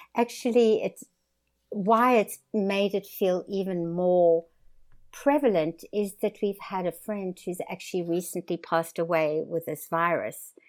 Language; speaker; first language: English; native; English